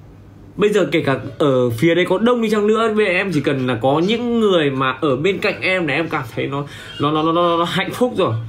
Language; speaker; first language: Vietnamese; native; Vietnamese